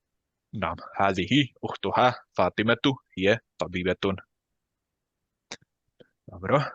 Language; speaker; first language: Arabic; non-native, fluent; Bosnian